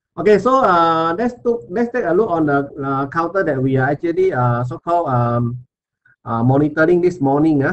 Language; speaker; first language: English; non-native, local second language; Chinese